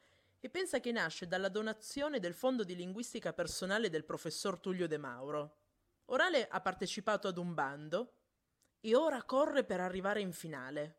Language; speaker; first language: Italian; native; Italian